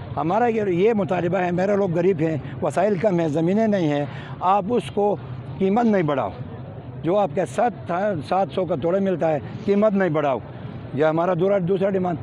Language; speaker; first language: Urdu; non-native, local second language; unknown